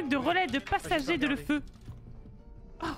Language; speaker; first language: French; native; French